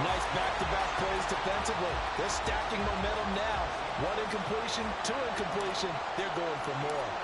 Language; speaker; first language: English; native; English